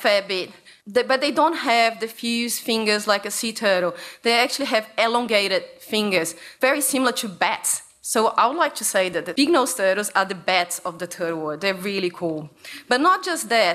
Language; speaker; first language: English; non-native, fluent; Portuguese